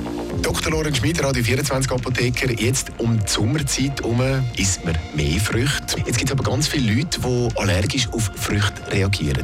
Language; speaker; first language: German; native; German